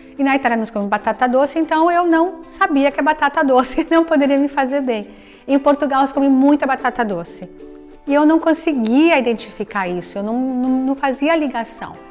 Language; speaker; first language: Portuguese; native; Portuguese